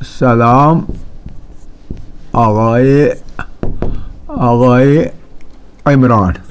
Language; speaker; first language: Persian; non-native, fluent; Urdu